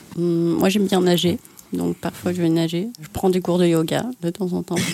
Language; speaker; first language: French; non-native, fluent; Finnish